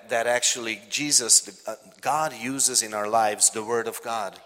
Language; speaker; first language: English; non-native, fluent; Hungarian